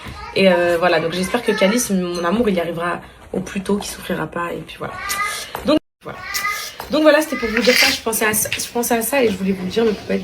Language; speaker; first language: French; native; French